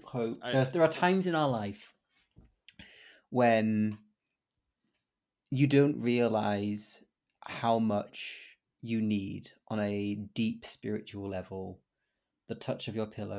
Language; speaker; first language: English; native; English